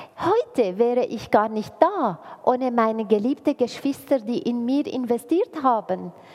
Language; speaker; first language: German; non-native, fluent; Arabic